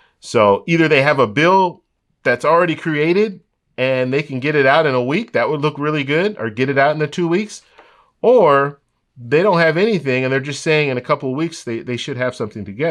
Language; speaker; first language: English; native; English